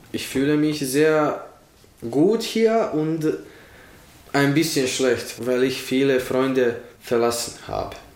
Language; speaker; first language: German; non-native, learner; Bosnian